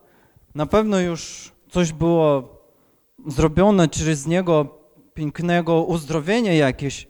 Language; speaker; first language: Polish; non-native, fluent; Ukrainian